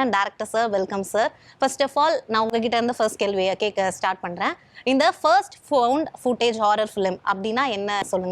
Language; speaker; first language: Tamil; native; Tamil